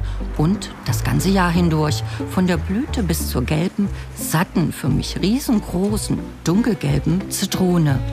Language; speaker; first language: German; native; German